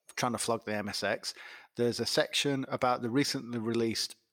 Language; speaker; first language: English; native; English